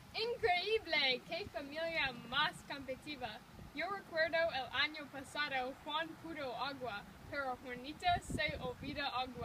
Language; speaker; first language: Spanish; non-native, learner; English